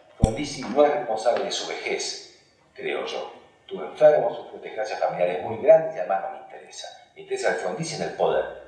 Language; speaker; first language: Spanish; early bilingual, other home language; Hungarian